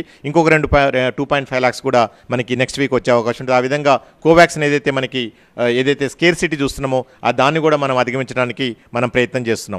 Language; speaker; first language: Telugu; native; Telugu